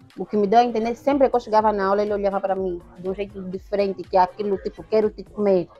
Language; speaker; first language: Portuguese; native; Portuguese